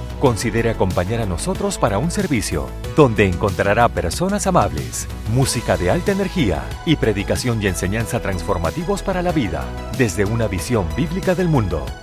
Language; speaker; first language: Spanish; non-native, fluent; English